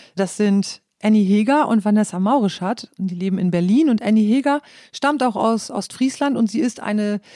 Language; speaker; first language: German; native; German